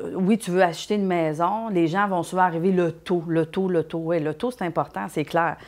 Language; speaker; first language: French; native; French